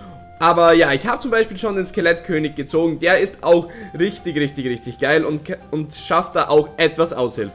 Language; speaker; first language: German; native; German